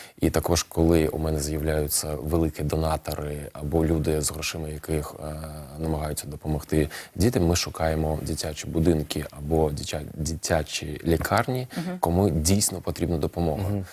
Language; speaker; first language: Ukrainian; non-native, fluent; Russian